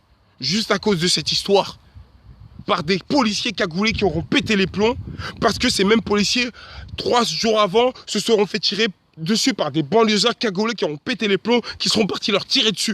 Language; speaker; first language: French; native; French